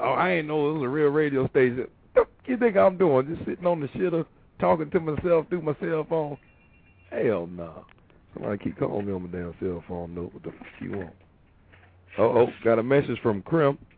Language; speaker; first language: English; native; English